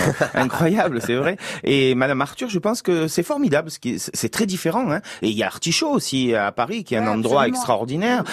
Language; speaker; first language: French; native; French